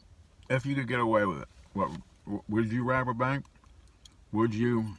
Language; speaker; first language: English; native; English